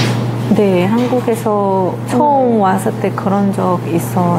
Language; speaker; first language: Korean; non-native, learner; Indonesian